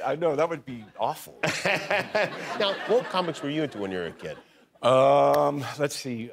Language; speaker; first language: English; native; English